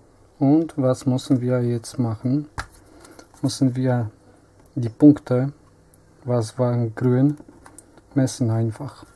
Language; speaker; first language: German; non-native, learner; Polish